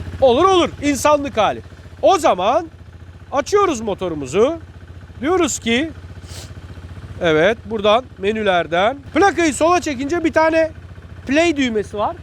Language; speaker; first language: Turkish; native; Turkish